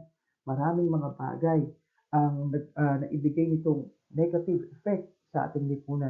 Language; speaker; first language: Filipino; native; Filipino